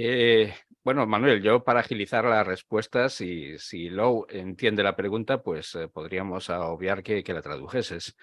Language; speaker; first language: Spanish; native; Spanish